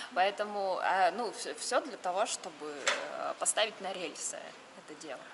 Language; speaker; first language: Russian; native; Russian